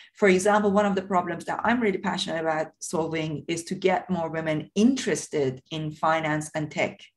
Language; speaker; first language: English; non-native, fluent; Persian